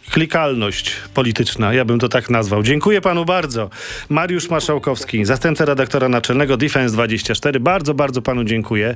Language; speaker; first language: Polish; native; Polish